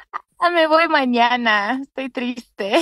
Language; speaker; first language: Spanish; early bilingual, heritage; Spanish